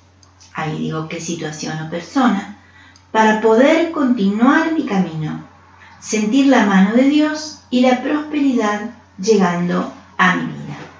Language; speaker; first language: Spanish; native; Spanish